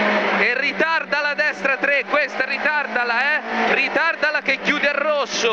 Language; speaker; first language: Italian; native; Italian